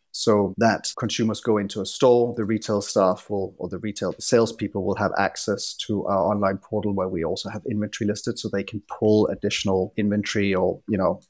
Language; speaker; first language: English; non-native, fluent; Danish